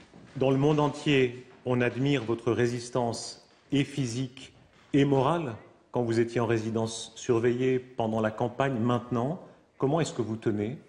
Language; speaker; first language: French; native; French